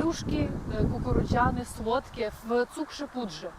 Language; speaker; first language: Polish; non-native, learner; Ukrainian